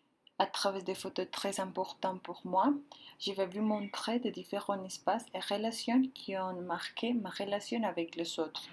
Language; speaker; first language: French; non-native, learner; Spanish